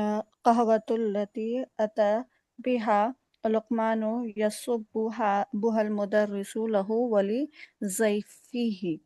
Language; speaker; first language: Arabic; non-native, learner; Urdu